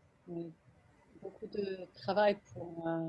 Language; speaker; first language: French; non-native, fluent; English